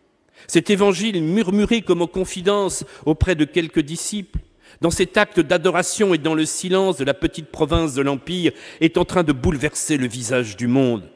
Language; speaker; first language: French; native; French